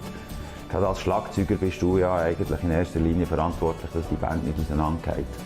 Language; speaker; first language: German; native; German